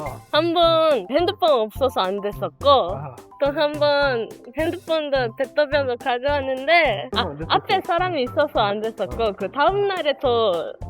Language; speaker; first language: Korean; non-native, fluent; Japanese